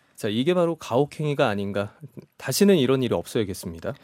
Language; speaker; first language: Korean; native; Korean